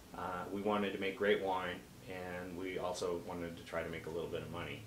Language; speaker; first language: English; native; English